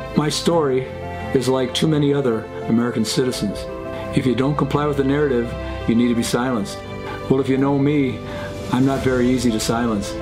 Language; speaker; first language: English; native; English